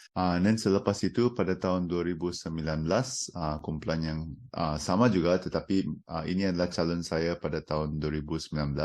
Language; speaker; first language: Malay; non-native, local second language; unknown